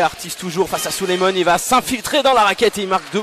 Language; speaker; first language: French; native; French